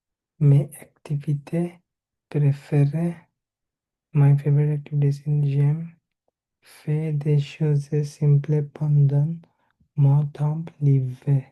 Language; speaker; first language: French; non-native, learner; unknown